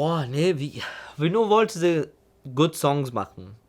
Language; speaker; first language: German; non-native, learner; Turkish